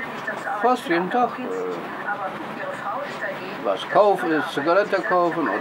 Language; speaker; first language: German; early bilingual, other home language; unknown